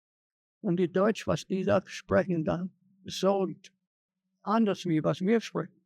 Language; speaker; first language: German; early bilingual, heritage; German